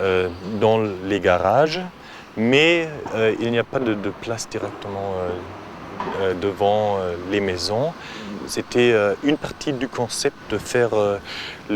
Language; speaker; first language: French; non-native, learner; German